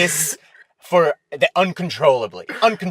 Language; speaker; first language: English; native; English